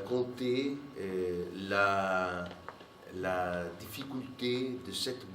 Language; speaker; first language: French; non-native, fluent; Italian